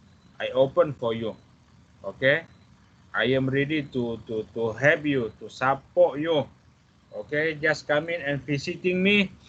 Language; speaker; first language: English; non-native, fluent; Malay